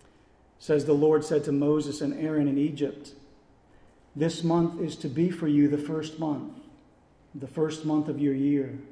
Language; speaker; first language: English; native; English